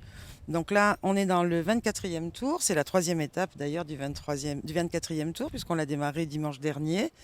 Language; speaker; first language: French; native; French